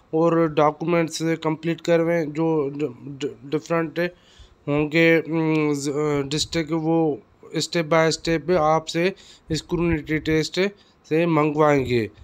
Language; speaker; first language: Urdu; non-native, local second language; Sindhi